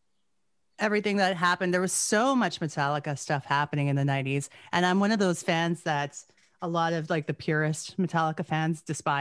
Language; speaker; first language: English; native; English